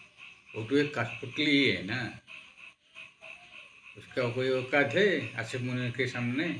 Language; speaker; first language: Hindi; non-native, local second language; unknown